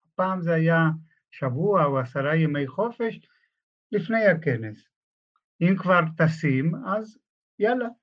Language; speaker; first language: Hebrew; non-native, fluent; Spanish